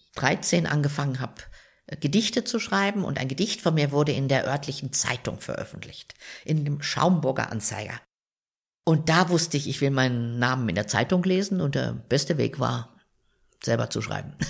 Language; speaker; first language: German; native; German